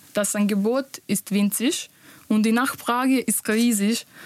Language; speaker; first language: German; non-native, learner; Bosnian